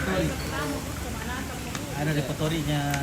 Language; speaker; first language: Indonesian; native; Indonesian